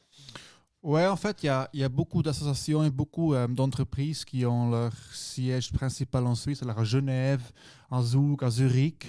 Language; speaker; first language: French; non-native, local second language; German